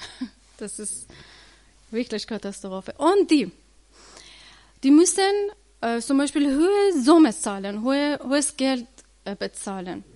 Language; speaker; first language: German; non-native, learner; Persian